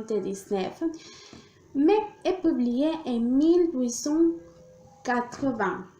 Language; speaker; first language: French; non-native, learner; Spanish